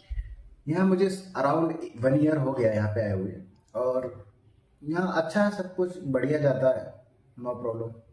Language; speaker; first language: Hindi; native; Hindi